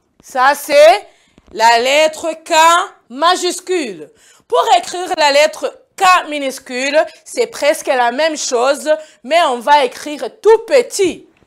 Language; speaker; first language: French; non-native, local second language; Kinyarwanda